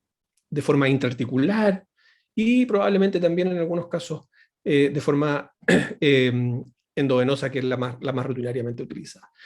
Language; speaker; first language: Spanish; native; Spanish